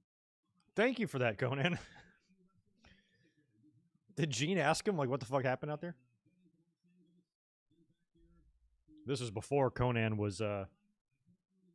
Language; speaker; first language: English; native; English